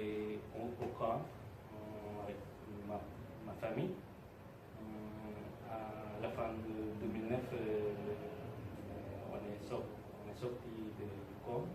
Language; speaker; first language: French; non-native, learner; Tamil